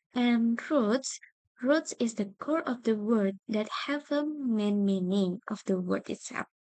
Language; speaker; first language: English; non-native, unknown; Indonesian